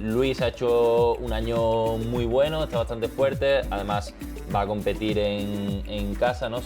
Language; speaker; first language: Spanish; native; Spanish